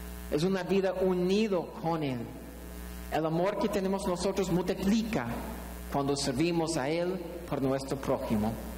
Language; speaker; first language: Spanish; non-native, fluent; English